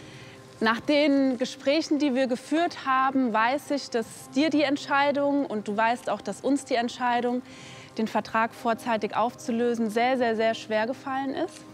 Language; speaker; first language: German; native; German